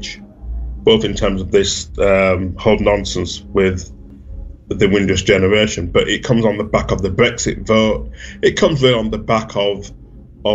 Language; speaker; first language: English; native; English